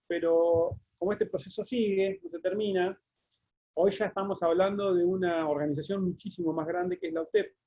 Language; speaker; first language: Spanish; native; Spanish